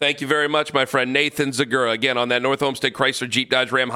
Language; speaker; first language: English; native; English